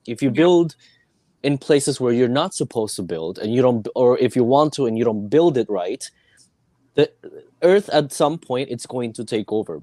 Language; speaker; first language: English; non-native, fluent; Spanish